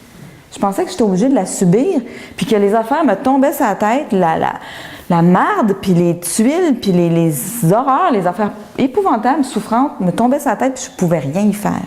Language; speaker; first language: French; native; French